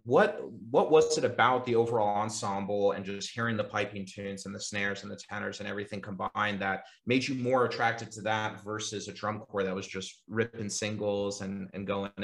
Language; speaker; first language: English; native; English